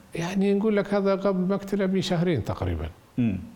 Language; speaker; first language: Arabic; native; Arabic